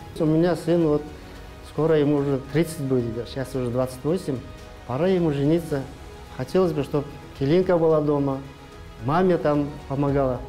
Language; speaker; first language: Russian; non-native, local second language; Kazakh